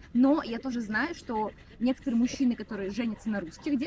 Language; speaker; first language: Russian; native; Russian